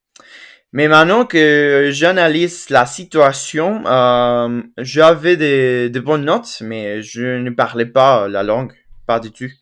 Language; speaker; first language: French; non-native, fluent; Spanish